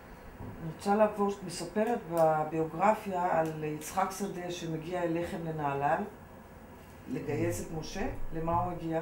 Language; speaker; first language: Hebrew; native; Hebrew